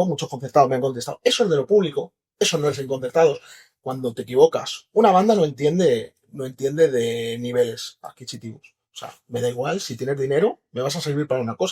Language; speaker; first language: Spanish; native; Spanish